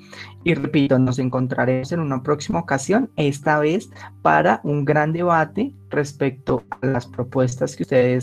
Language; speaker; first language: Spanish; native; Spanish